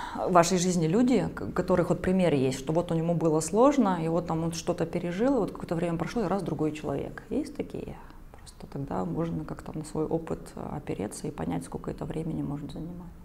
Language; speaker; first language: Russian; native; Russian